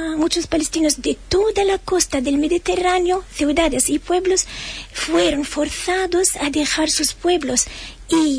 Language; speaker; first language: Spanish; non-native, fluent; Arabic